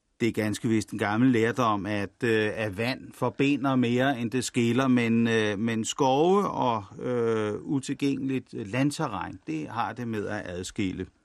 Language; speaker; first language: Danish; native; Danish